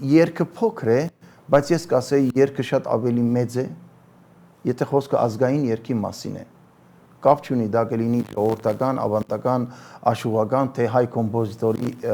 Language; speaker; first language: Armenian; early bilingual, heritage; Armenian